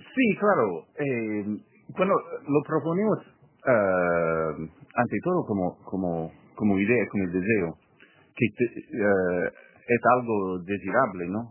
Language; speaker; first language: Spanish; non-native, fluent; English